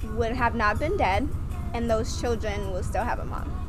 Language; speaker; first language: English; non-native, fluent; Vietnamese